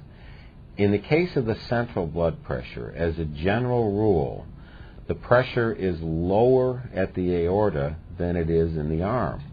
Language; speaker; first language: English; native; English